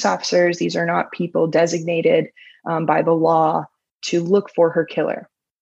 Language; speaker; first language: English; native; English